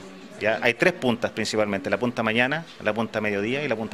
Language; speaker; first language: Spanish; native; Spanish